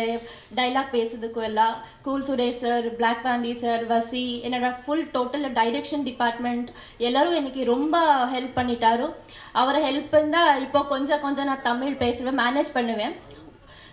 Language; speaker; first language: Tamil; non-native, learner; Kannada